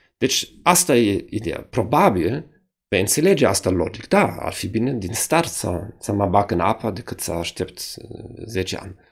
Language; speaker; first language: Romanian; non-native, fluent; German